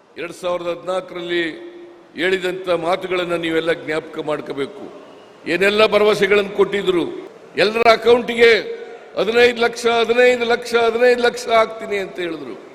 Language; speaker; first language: Kannada; native; Kannada